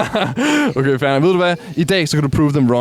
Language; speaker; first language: Danish; native; Danish